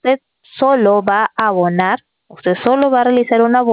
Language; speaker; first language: Spanish; native; Spanish